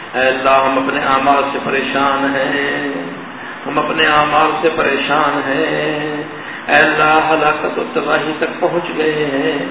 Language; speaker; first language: Urdu; non-native, local second language; Saraiki